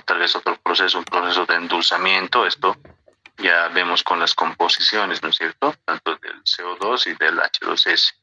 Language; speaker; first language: Spanish; native; Spanish